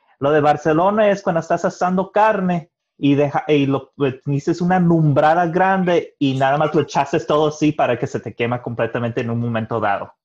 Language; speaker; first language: Spanish; early bilingual, heritage; Spanish